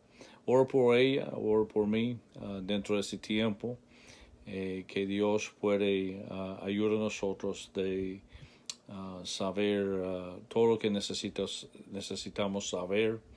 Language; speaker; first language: Spanish; non-native, learner; English